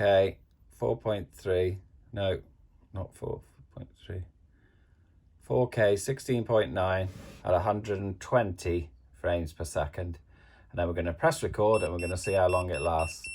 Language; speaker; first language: English; native; English